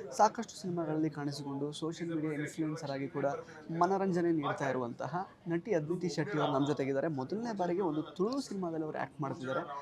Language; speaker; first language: Kannada; native; Kannada